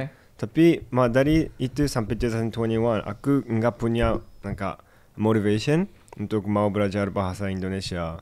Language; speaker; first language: Indonesian; non-native, fluent; Japanese